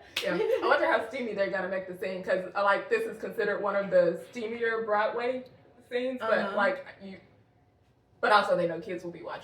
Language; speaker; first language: English; native; English